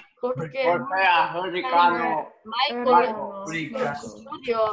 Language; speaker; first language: Spanish; non-native, learner; English